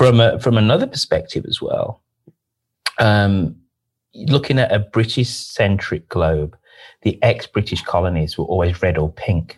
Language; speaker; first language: English; native; English